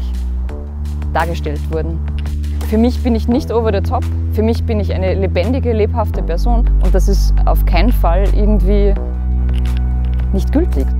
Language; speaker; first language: German; native; German